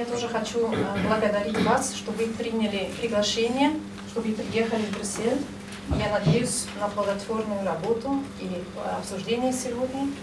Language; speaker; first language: Russian; non-native, fluent; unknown